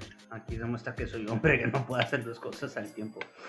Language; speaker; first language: Spanish; native; Spanish